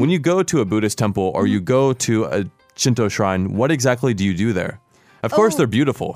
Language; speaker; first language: English; native; English